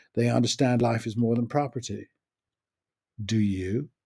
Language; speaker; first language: English; native; English